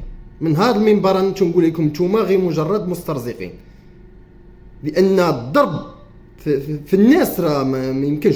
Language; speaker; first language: Arabic; native; Arabic